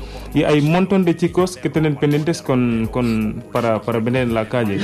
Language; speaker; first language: Spanish; non-native, learner; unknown